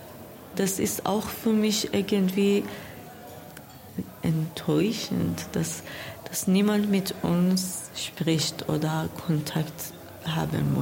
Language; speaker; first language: German; non-native, learner; Persian